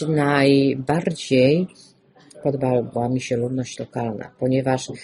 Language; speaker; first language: Polish; native; Polish